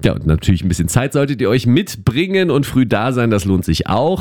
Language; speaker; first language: German; native; German